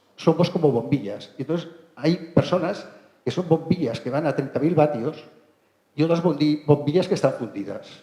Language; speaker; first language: Spanish; non-native, local second language; Catalan